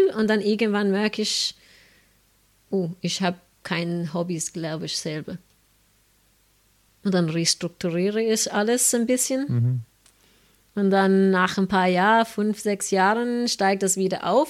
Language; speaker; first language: German; non-native, fluent; English